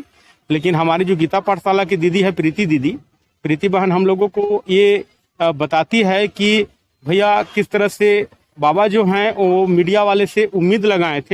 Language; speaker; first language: Hindi; non-native, local second language; Kannada